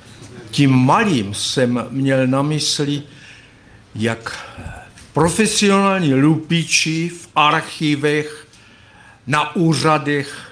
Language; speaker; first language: Czech; native; Czech